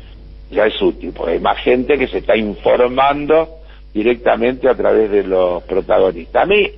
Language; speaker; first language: Spanish; native; Spanish